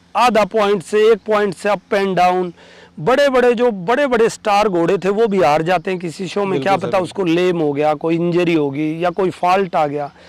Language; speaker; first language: Hindi; native; Hindi